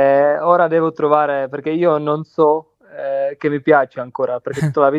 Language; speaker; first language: Italian; non-native, learner; Czech